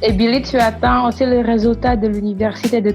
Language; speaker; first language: French; non-native, fluent; Indonesian